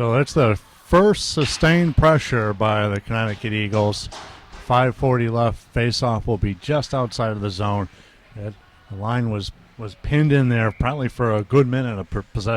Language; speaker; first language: English; native; English